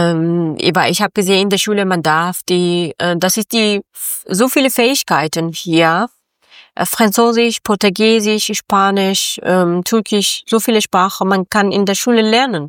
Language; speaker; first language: German; non-native, learner; Persian